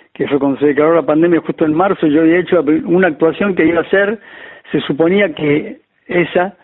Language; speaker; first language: Spanish; native; Spanish